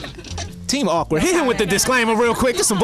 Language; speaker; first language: English; native; English